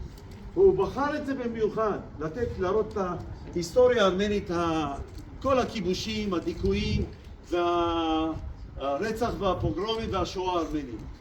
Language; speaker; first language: Hebrew; non-native, local second language; Armenian